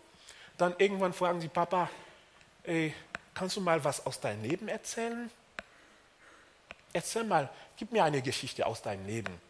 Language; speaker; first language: German; non-native, fluent; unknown